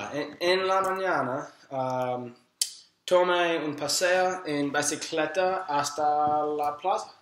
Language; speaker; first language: Spanish; non-native, learner; English